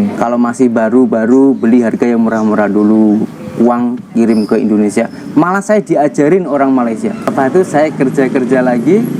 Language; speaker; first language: Indonesian; native; Indonesian